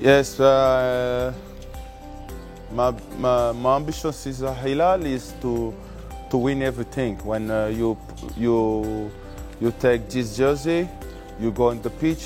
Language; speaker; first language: English; non-native, learner; French